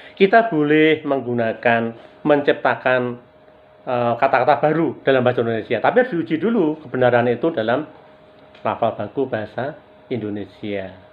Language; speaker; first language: Indonesian; non-native, local second language; Javanese